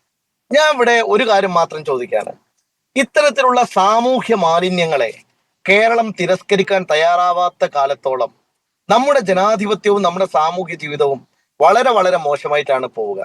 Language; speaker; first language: Malayalam; native; Malayalam